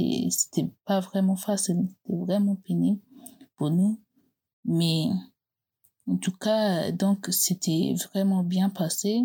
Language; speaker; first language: French; non-native, learner; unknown